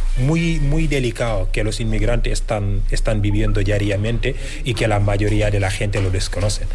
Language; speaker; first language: Spanish; non-native, fluent; Wolof